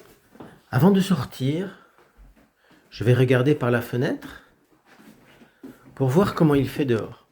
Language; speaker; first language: French; non-native, fluent; Amharic